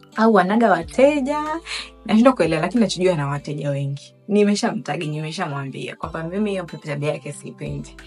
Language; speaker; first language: Swahili; native; Swahili